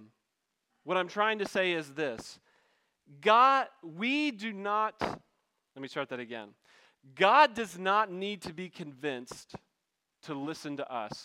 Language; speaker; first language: English; native; English